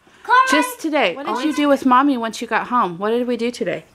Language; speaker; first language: English; native; English